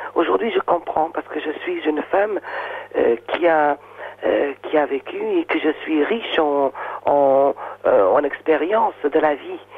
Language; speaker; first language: French; non-native, fluent; Portuguese